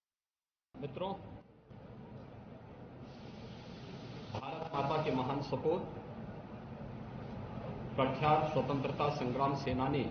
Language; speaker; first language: Hindi; native; Hindi